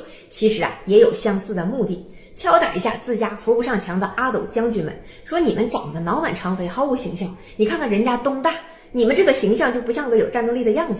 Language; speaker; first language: Chinese; native; Chinese